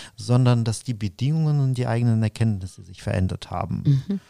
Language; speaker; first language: German; non-native, fluent; Ukrainian